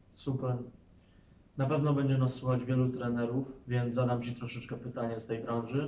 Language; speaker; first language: Polish; native; Polish